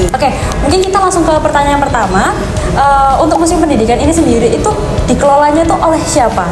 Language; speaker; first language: Indonesian; native; Indonesian